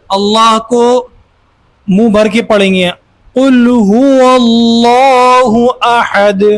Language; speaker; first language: Hindi; native; Hindi